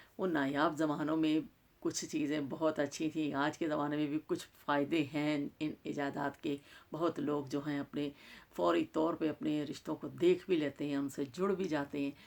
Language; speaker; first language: Urdu; non-native, local second language; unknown